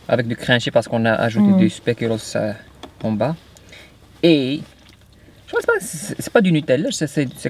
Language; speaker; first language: French; non-native, local second language; Arabic